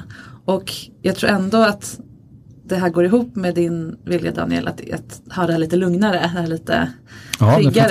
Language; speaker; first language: Swedish; native; Swedish